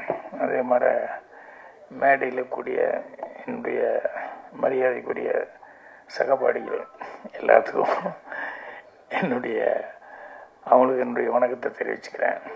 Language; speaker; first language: Tamil; native; Tamil